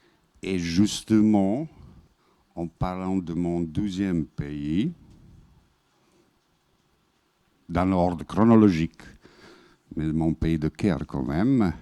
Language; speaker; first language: French; non-native, fluent; Bosnian